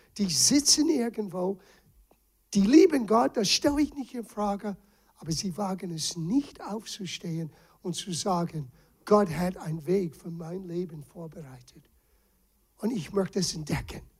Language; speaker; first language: German; non-native, fluent; English